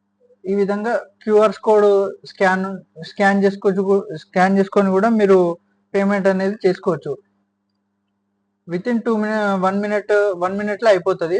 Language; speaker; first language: Telugu; native; Telugu